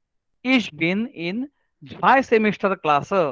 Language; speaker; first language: German; non-native, learner; Marathi